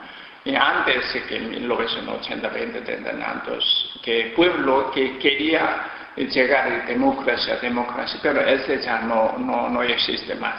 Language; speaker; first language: Spanish; non-native, learner; Korean